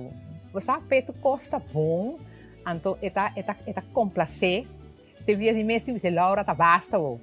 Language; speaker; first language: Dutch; non-native, local second language; Papiamento